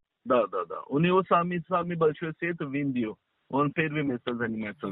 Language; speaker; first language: Russian; non-native, local second language; Kyrgyz